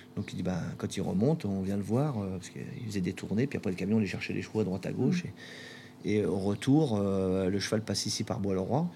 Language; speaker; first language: French; native; French